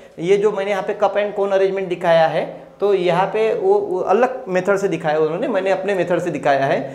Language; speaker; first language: Hindi; non-native, local second language; Marathi